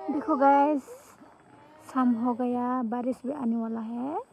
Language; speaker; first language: Hindi; non-native, learner; Kok Borok